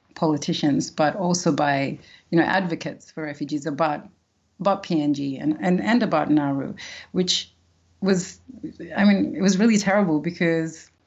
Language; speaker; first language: English; early bilingual, other home language; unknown